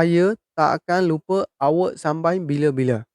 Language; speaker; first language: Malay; non-native, fluent; Burmese